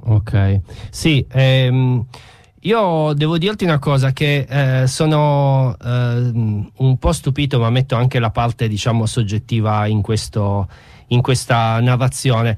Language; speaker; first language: Italian; native; Italian